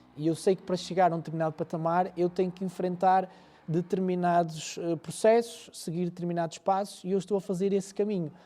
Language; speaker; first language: Portuguese; native; Portuguese